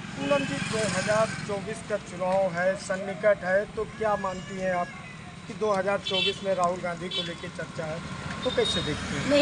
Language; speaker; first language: Hindi; native; Hindi